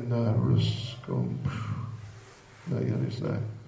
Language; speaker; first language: Russian; non-native, learner; English